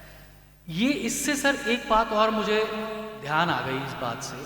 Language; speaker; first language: Hindi; native; Hindi